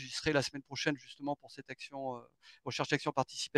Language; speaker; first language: French; native; French